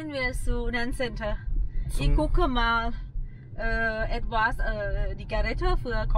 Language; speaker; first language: German; non-native, learner; Thai